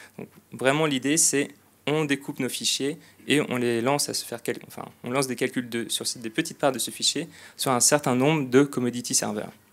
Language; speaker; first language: French; native; French